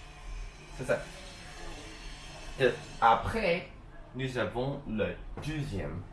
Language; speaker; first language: French; non-native, learner; Chinese